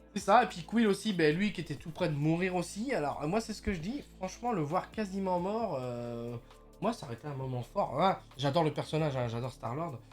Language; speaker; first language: French; native; French